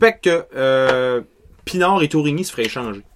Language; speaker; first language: French; native; French